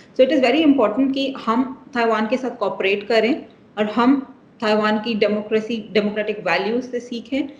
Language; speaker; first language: Hindi; native; Hindi